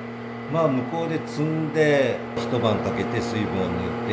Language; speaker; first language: Japanese; native; Japanese